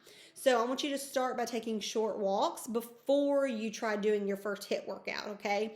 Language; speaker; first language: English; native; English